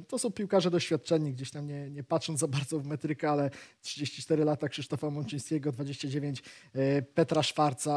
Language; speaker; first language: Polish; native; Polish